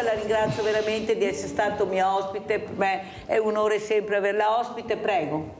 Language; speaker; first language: Italian; native; Italian